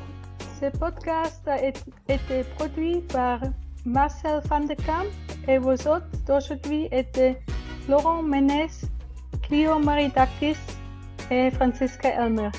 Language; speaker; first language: French; non-native, learner; Spanish